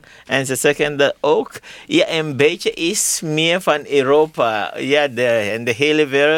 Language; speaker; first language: Dutch; non-native, learner; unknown